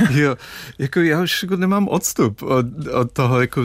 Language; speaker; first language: Czech; non-native, fluent; English